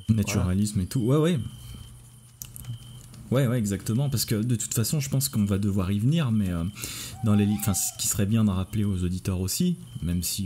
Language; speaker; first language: French; native; French